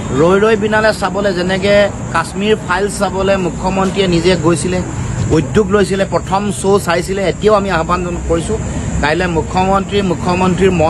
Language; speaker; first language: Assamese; native; Assamese